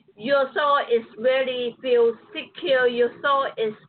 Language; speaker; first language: English; non-native, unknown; Thai